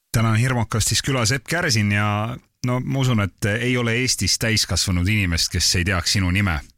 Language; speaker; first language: Estonian; native; Estonian